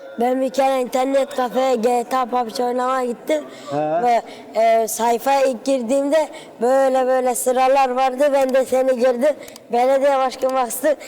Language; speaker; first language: Turkish; early bilingual, other home language; Arabic